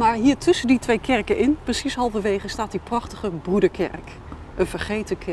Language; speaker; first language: Dutch; native; Dutch